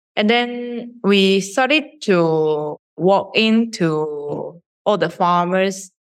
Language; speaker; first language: English; non-native, fluent; Japanese